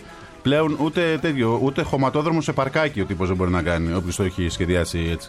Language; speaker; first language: Greek; native; Greek